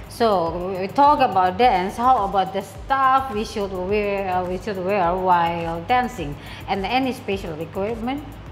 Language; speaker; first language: English; non-native, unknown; Indonesian